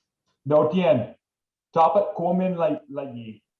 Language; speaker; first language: Vietnamese; non-native, learner; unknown